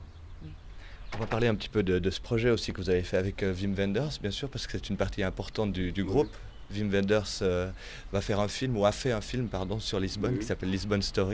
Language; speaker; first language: French; native; French